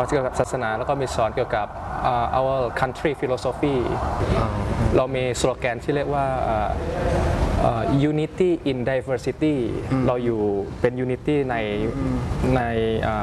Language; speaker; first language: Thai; early bilingual, other home language; Indonesian